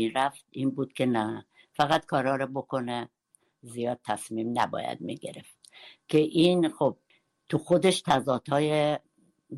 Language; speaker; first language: Persian; non-native, local second language; Kurdish